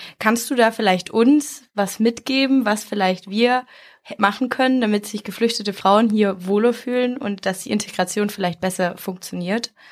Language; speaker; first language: German; native; German